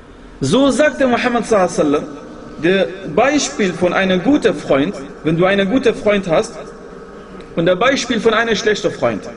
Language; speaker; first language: German; non-native, fluent; Arabic